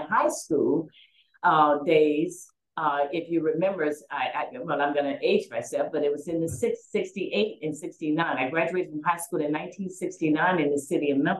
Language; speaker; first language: English; native; English